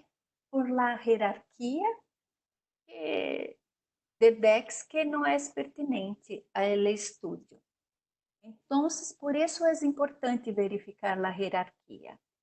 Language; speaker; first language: Spanish; non-native, learner; Portuguese